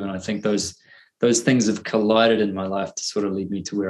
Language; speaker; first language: English; native; English